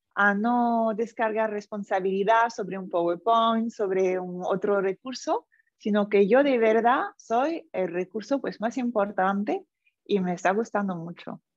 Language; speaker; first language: Spanish; non-native, fluent; French